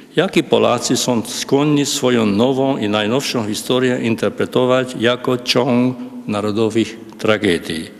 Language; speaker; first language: Polish; non-native, fluent; Hungarian